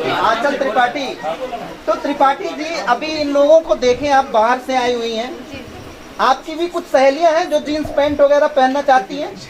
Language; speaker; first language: Hindi; native; Hindi